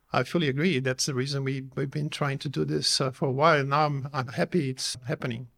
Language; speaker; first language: English; non-native, fluent; Portuguese